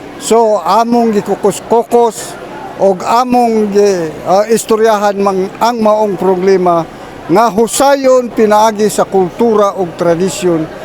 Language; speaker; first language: Cebuano; non-native, local second language; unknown